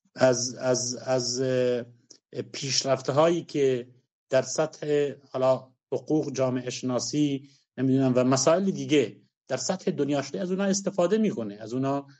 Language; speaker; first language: Persian; non-native, local second language; Kurdish